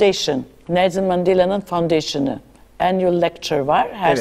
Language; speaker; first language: Turkish; early bilingual, other home language; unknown